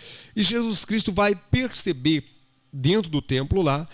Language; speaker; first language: Portuguese; native; Portuguese